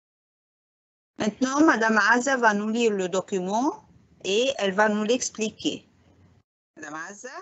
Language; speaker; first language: French; non-native, fluent; Arabic